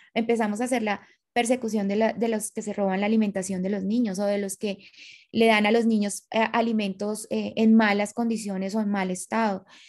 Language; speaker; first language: Spanish; native; Spanish